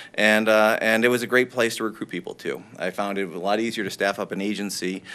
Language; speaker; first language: English; native; English